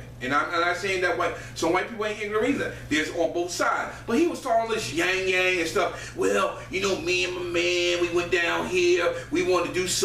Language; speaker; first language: English; native; English